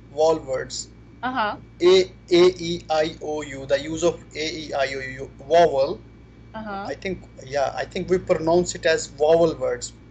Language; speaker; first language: English; non-native, fluent; Arabic